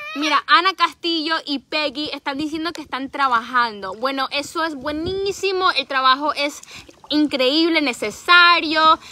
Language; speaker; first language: Spanish; early bilingual, heritage; Spanish